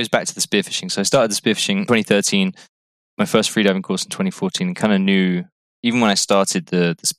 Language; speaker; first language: English; native; English